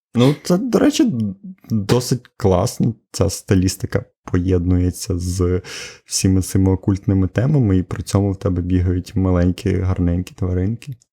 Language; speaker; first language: Ukrainian; native; Ukrainian